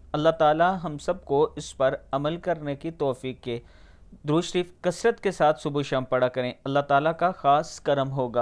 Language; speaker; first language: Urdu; non-native, local second language; Punjabi